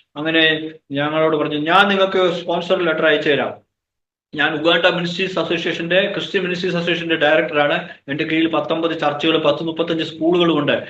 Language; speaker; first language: Malayalam; native; Malayalam